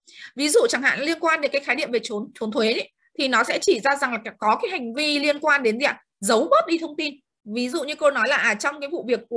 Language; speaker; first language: Vietnamese; native; Vietnamese